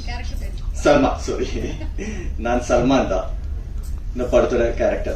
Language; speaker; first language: Tamil; non-native, fluent; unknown